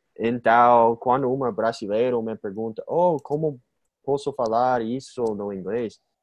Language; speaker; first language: Portuguese; non-native, learner; English